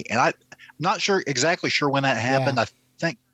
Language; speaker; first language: English; native; English